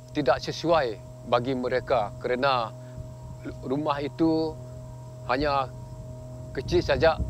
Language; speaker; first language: Malay; non-native, local second language; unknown